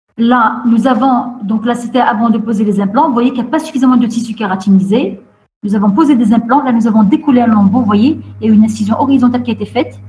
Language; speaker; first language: French; non-native, local second language; Arabic